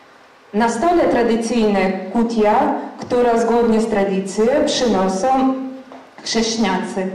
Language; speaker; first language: Polish; non-native, learner; Ukrainian